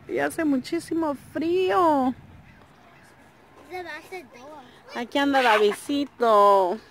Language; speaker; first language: Spanish; native; Spanish